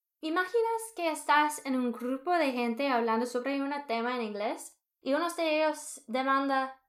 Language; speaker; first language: Spanish; non-native, fluent; English